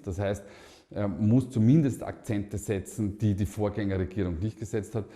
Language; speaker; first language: German; native; German